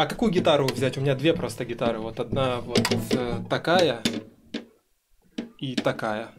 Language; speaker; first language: Russian; native; Russian